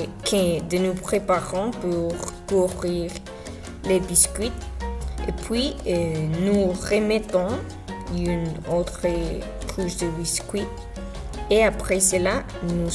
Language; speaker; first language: French; non-native, learner; Spanish